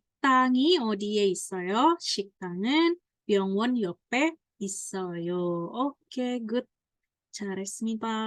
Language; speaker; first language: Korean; non-native, fluent; Indonesian